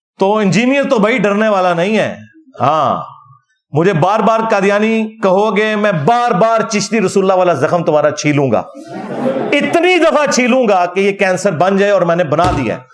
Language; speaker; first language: Urdu; non-native, local second language; Punjabi